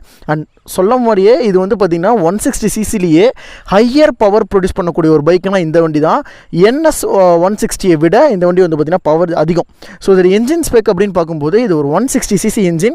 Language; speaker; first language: Tamil; native; Tamil